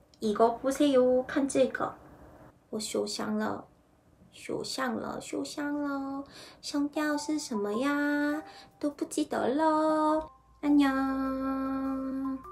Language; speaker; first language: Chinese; non-native, fluent; Korean